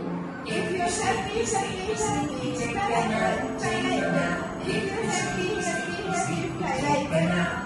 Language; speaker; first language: English; non-native, learner; Malay